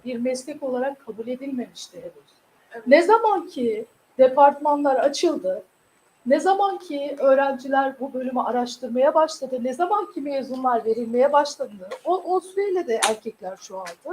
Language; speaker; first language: Turkish; native; Turkish